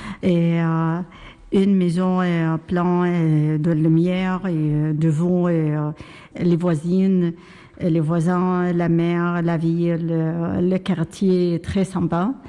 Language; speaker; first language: French; non-native, learner; Arabic